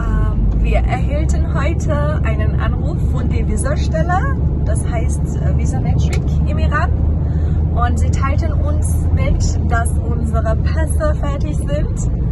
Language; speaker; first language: German; non-native, fluent; Persian